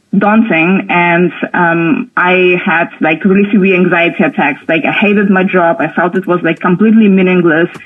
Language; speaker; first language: English; non-native, fluent; Russian